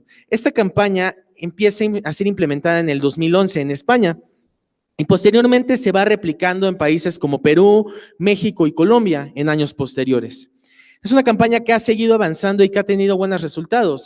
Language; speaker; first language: Spanish; native; Spanish